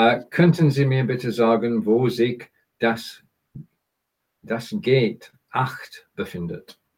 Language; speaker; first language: German; non-native, learner; English